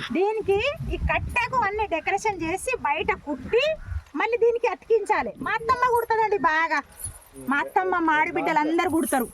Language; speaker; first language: Telugu; non-native, local second language; Lambadi